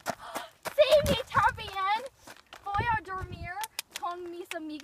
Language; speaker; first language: Spanish; non-native, learner; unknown